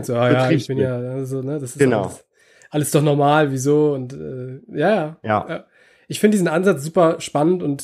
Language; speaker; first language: German; native; German